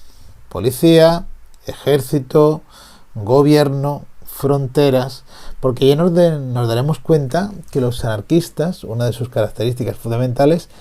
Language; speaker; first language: Spanish; native; Spanish